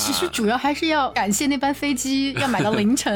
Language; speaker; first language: Chinese; native; Chinese